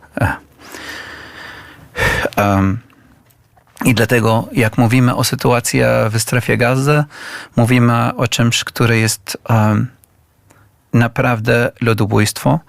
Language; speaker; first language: Polish; non-native, learner; Arabic